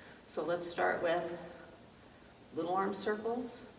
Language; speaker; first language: English; native; English